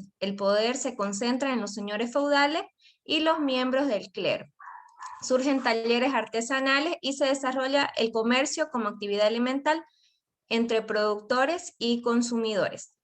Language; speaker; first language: Spanish; native; Spanish